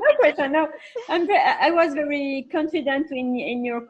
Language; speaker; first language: English; non-native, learner; French